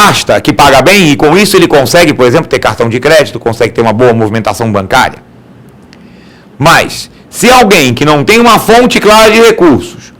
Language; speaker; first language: Portuguese; native; Portuguese